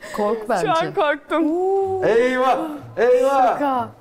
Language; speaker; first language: Turkish; native; Turkish